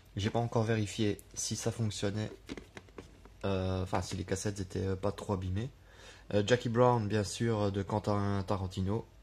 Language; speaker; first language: French; native; French